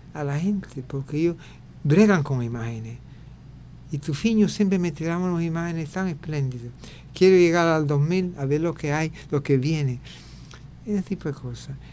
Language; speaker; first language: Spanish; early bilingual, heritage; Spanish